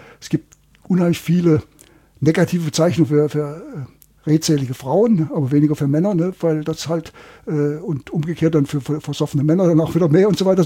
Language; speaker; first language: German; native; German